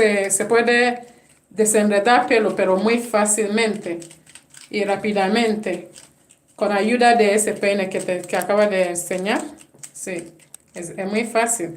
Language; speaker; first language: Spanish; non-native, fluent; English